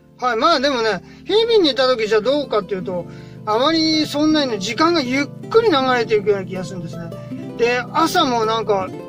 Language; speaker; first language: Japanese; native; Japanese